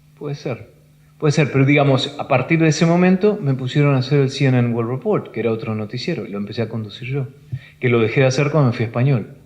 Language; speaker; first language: Spanish; native; Spanish